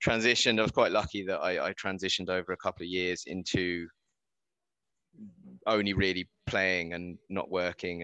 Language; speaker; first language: English; native; English